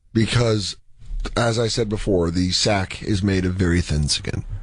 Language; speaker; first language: English; native; English